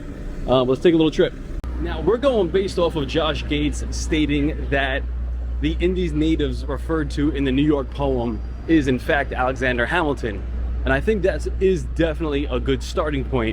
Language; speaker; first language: English; native; English